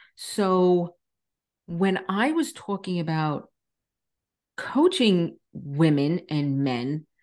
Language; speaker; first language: English; native; English